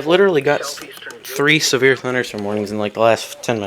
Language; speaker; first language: English; native; English